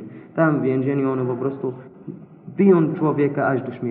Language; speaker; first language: Polish; non-native, learner; Arabic